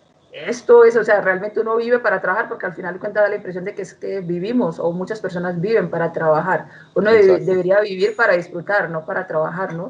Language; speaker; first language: Spanish; native; Spanish